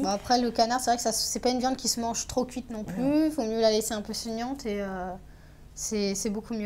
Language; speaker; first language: French; native; French